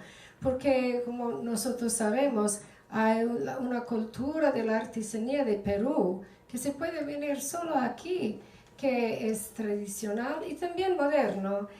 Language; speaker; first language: Spanish; non-native, fluent; English